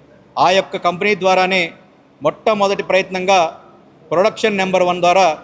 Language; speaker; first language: Telugu; native; Telugu